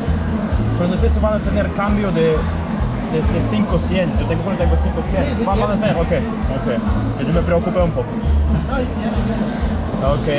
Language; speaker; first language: Spanish; non-native, fluent; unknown